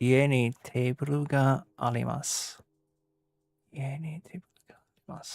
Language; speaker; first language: Japanese; non-native, learner; English